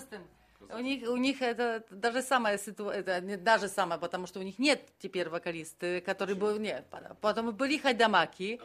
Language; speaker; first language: Russian; non-native, fluent; Polish